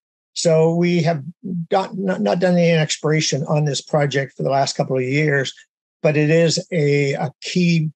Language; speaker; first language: English; native; English